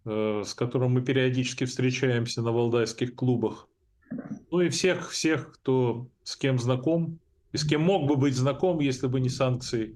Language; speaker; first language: Russian; native; Russian